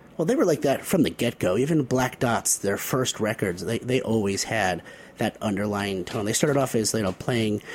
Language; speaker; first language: English; native; English